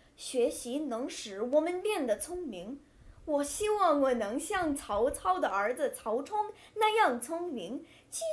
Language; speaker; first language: Chinese; non-native, fluent; English